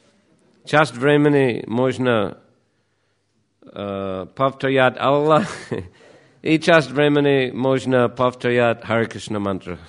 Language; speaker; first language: Russian; non-native, fluent; English